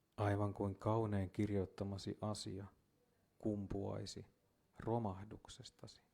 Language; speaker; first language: Finnish; native; Finnish